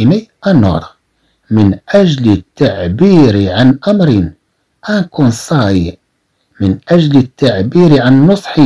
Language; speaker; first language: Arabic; native; Arabic